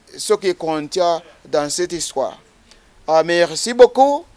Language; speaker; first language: French; non-native, learner; Ganda